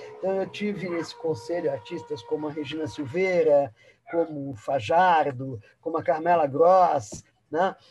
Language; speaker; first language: Portuguese; early bilingual, other home language; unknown